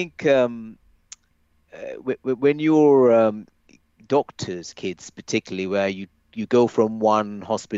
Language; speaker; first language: English; native; English